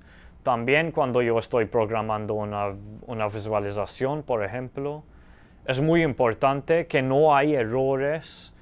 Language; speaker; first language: Spanish; early bilingual, heritage; Spanish